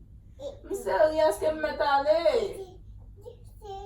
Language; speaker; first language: French; non-native, local second language; Haitian Creole